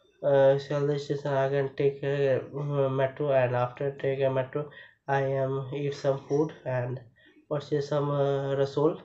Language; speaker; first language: English; non-native, learner; Bangla